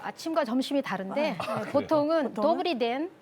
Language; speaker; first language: Korean; native; Korean